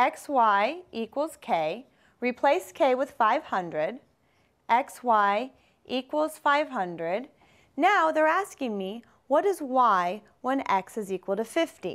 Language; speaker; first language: English; native; English